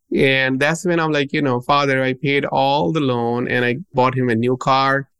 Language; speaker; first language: English; non-native, local second language; Punjabi